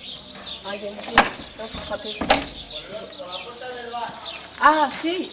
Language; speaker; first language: French; native; French